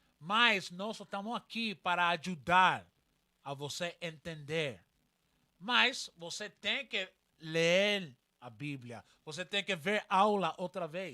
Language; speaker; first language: Portuguese; non-native, learner; Spanish